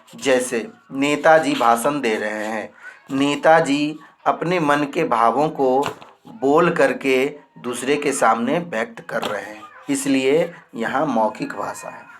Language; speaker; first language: Hindi; native; Hindi